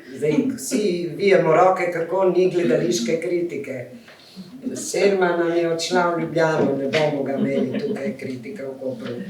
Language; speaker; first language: Slovenian; native; Slovenian